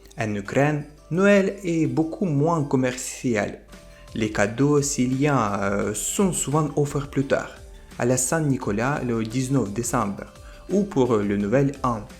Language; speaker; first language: French; non-native, fluent; Ukrainian